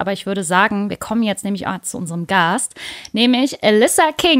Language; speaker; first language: German; native; German